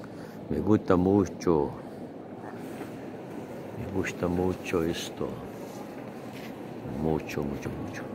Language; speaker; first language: Spanish; non-native, learner; Portuguese